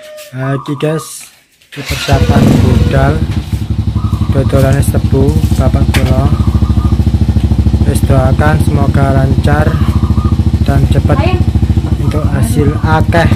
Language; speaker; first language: Indonesian; non-native, local second language; Javanese